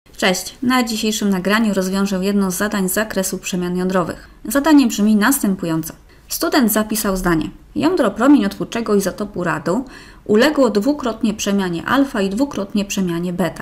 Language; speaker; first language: Polish; native; Polish